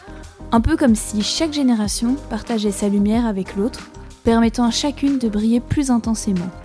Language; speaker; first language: French; native; French